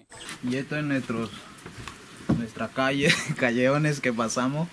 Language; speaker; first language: Spanish; non-native, local second language; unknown